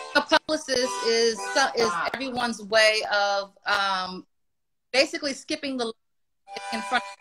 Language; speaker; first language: English; native; English